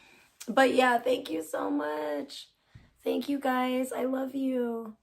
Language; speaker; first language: English; native; English